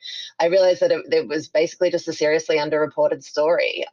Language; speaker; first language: English; native; English